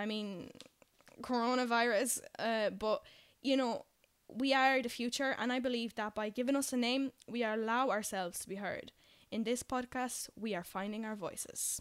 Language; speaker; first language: English; non-native, fluent; Polish